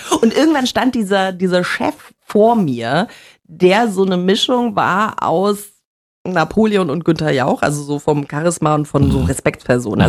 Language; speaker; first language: German; native; German